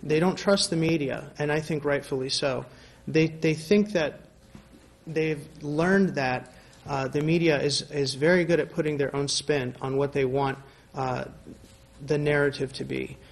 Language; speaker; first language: English; early bilingual, other home language; Spanish